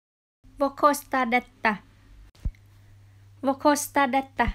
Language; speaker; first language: Swedish; non-native, fluent; Vietnamese